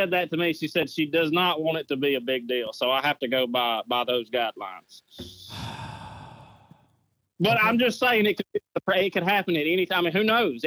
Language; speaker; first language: English; native; English